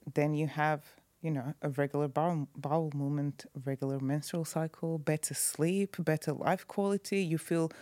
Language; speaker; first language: English; non-native, fluent; Croatian